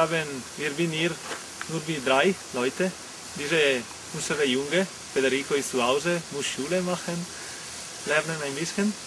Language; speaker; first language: German; non-native, learner; Italian